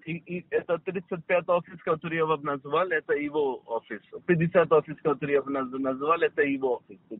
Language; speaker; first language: Russian; non-native, local second language; Kyrgyz